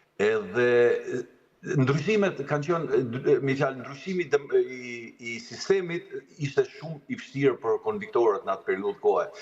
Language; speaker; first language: Albanian; native; Albanian